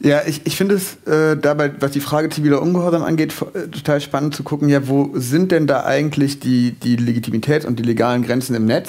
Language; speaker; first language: German; native; German